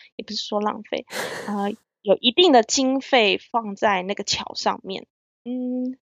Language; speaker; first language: Chinese; native; Chinese